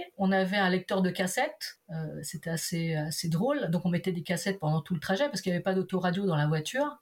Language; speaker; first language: French; early bilingual, other home language; Portuguese